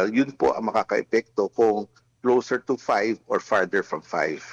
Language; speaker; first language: Filipino; native; Filipino